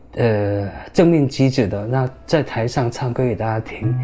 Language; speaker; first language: Chinese; non-native, local second language; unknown